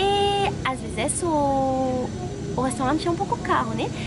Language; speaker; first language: Portuguese; non-native, fluent; French